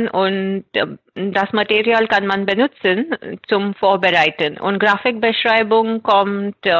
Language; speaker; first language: German; non-native, fluent; Marathi